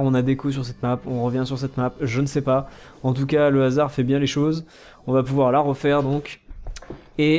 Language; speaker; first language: French; native; French